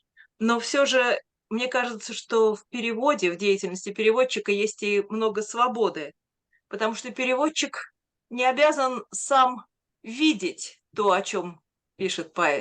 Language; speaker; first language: Russian; native; Russian